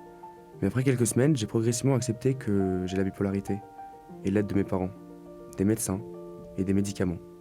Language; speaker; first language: French; non-native, fluent; Chinese